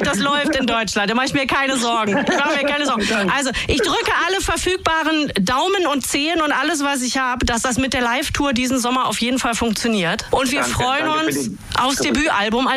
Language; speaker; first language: German; native; German